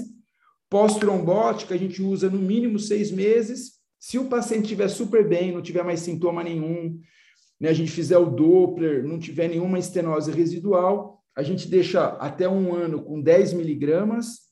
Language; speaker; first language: Portuguese; native; Portuguese